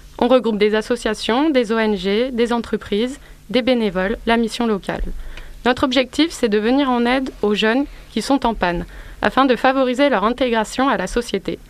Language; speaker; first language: French; native; French